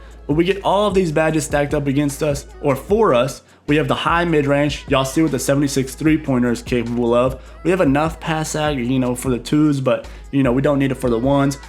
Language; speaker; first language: English; native; English